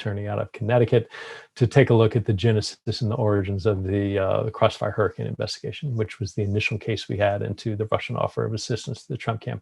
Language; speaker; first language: English; native; English